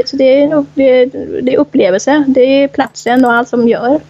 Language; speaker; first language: Swedish; non-native, fluent; Thai